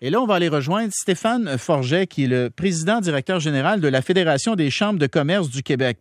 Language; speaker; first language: French; native; French